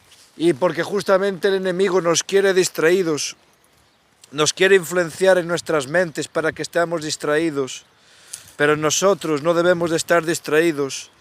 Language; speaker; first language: Spanish; native; Spanish